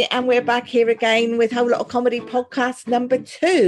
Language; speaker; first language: English; native; English